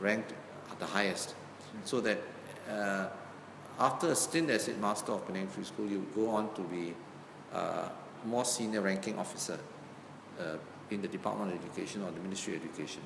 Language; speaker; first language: English; non-native, local second language; Min Nan Chinese